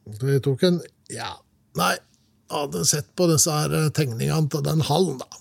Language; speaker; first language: Norwegian; native; Norwegian